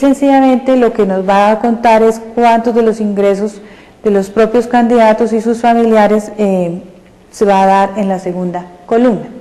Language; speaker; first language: Spanish; native; Spanish